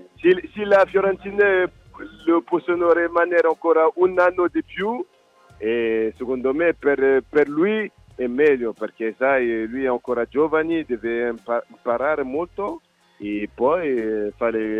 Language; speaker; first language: Italian; non-native, fluent; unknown